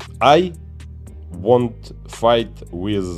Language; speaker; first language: English; non-native, learner; Ukrainian